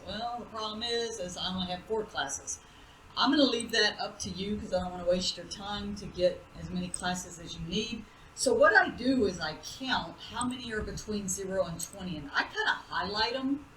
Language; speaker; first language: English; native; English